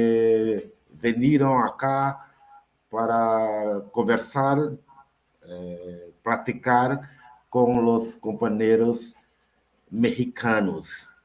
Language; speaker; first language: Spanish; non-native, learner; Portuguese